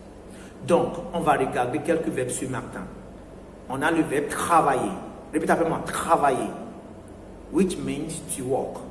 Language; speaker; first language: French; non-native, fluent; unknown